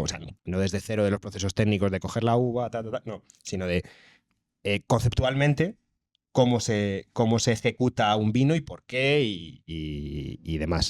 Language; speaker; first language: Spanish; native; Spanish